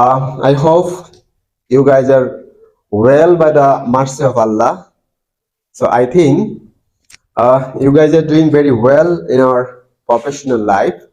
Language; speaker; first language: English; non-native, fluent; Bangla